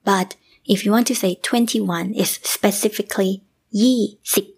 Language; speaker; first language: English; non-native, fluent; Thai